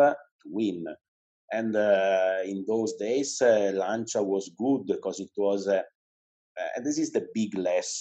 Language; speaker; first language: English; non-native, fluent; Italian